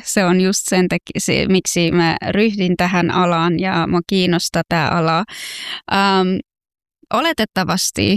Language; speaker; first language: Finnish; non-native, fluent; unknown